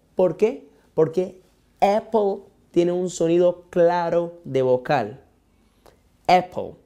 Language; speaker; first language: Spanish; non-native, fluent; Portuguese